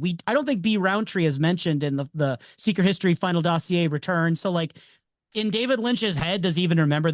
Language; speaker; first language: English; native; English